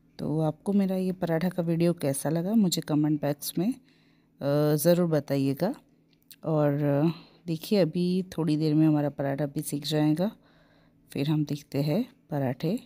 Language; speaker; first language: Hindi; non-native, local second language; Gujarati